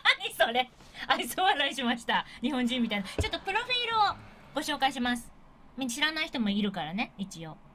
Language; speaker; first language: Japanese; native; Japanese